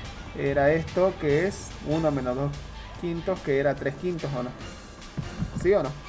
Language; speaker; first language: Spanish; native; Spanish